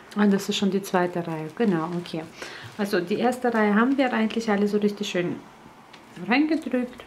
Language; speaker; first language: German; native; German